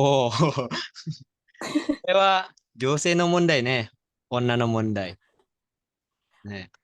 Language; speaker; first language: Japanese; non-native, fluent; Indonesian